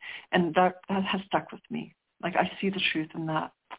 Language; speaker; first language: English; early bilingual, other home language; Sicilian